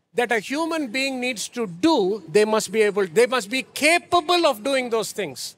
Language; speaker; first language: English; non-native, local second language; Telugu